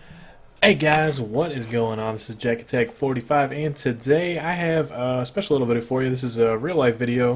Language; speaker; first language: English; native; English